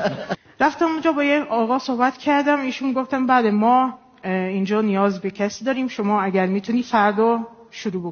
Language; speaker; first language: Persian; non-native, fluent; Portuguese